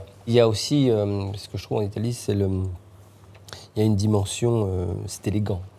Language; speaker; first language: French; native; French